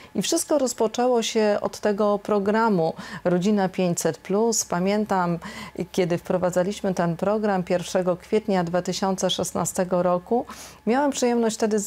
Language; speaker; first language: Polish; native; Polish